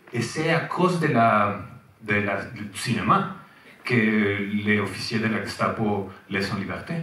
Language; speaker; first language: French; non-native, fluent; Spanish